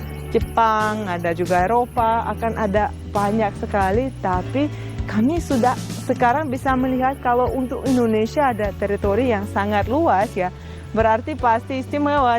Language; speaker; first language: Indonesian; non-native, fluent; Russian